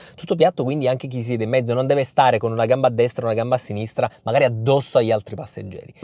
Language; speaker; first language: Italian; native; Italian